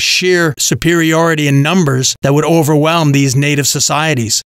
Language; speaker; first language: English; native; English